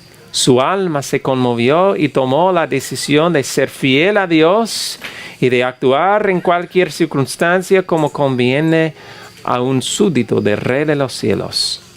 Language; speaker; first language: Spanish; non-native, fluent; English